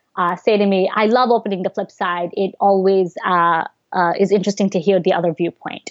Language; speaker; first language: English; early bilingual, other home language; Bangla